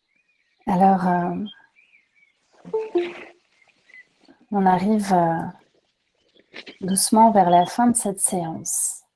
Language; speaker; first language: French; native; French